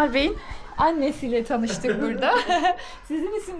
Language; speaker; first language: Turkish; native; Turkish